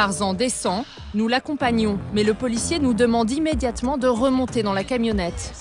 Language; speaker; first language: French; native; French